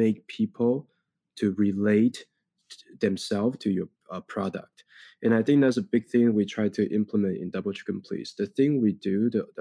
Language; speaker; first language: English; non-native, fluent; Chinese